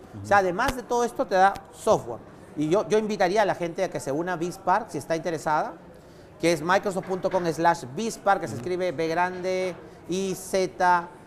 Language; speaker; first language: Spanish; native; Spanish